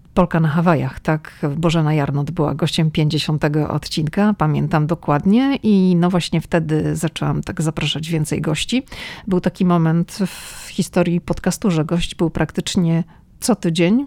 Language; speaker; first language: Polish; native; Polish